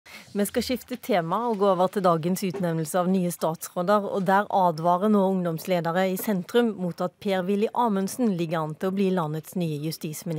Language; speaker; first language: Norwegian; native; Norwegian